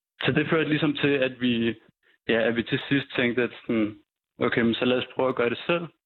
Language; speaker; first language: Danish; early bilingual, other home language; Punjabi